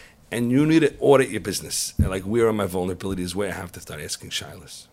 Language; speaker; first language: English; native; English